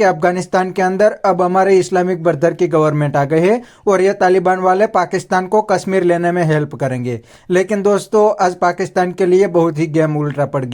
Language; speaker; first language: Hindi; native; Hindi